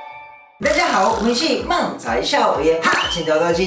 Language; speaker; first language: Chinese; non-native, learner; Japanese